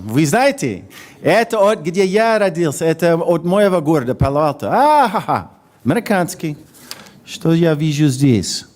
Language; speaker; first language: Russian; non-native, learner; English